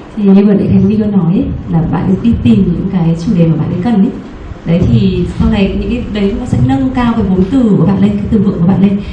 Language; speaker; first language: Vietnamese; native; Vietnamese